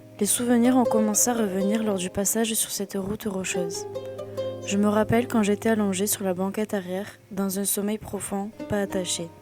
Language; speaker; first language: French; native; French